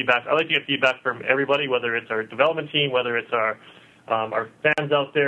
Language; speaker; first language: English; native; English